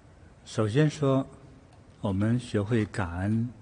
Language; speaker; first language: Chinese; native; Chinese